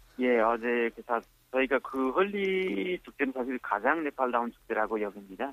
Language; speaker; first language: Korean; non-native, fluent; Nepali